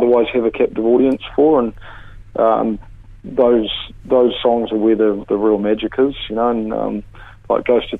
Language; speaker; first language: English; native; English